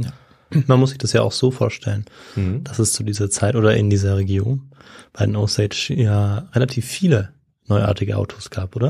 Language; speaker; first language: German; native; German